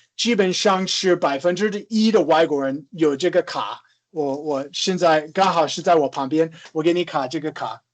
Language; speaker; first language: Chinese; non-native, fluent; English